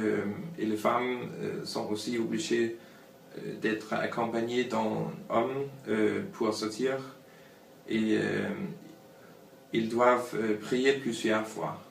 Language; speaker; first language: French; non-native, learner; Danish